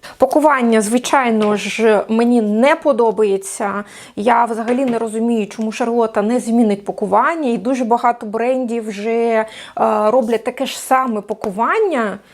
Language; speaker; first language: Ukrainian; non-native, local second language; Russian